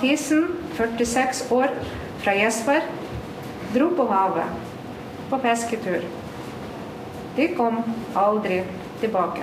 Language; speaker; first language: Norwegian; non-native, fluent; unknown